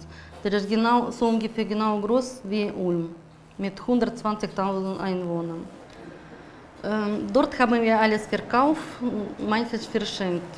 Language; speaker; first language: German; non-native, fluent; Russian